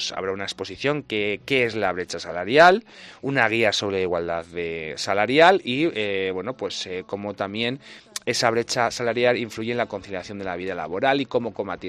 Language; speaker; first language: Spanish; native; Spanish